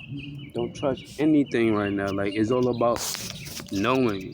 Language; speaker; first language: English; native; English